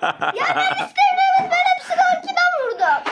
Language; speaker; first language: Turkish; native; Turkish